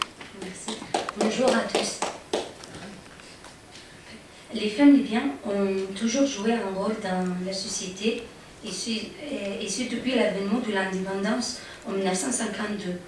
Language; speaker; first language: French; non-native, fluent; Arabic